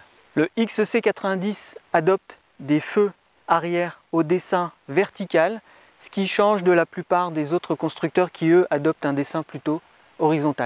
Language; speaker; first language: French; native; French